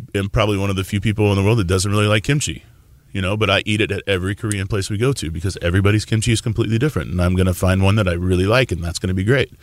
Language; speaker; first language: English; native; English